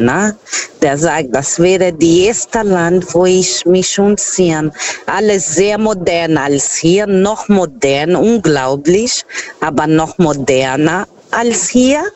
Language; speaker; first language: German; non-native, fluent; Portuguese